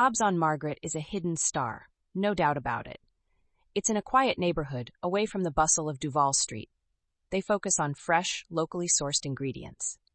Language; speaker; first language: English; native; English